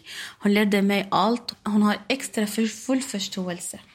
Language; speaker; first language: Swedish; non-native, learner; Arabic